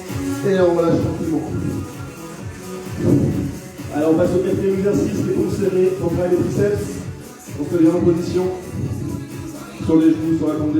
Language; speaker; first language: French; native; French